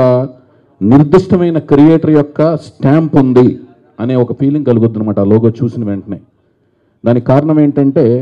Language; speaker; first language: Telugu; native; Telugu